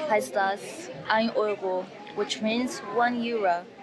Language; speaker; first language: German; non-native, learner; Japanese